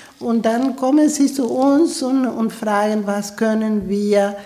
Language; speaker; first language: German; non-native, fluent; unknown